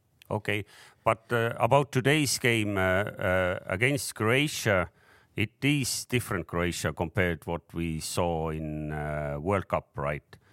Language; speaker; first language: English; non-native, fluent; Estonian